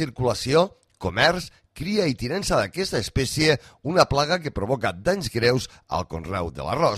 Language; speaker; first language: Catalan; native; Catalan